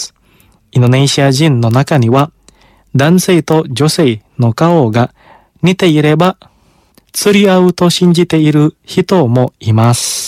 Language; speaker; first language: Japanese; non-native, fluent; Indonesian